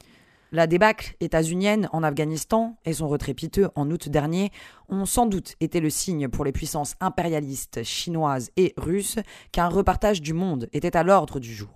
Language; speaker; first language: French; native; French